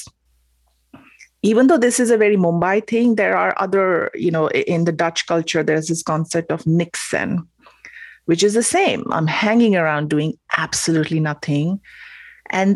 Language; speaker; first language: English; non-native, local second language; Hindi